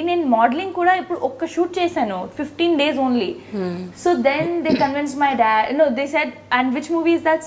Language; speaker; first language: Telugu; non-native, fluent; Hindi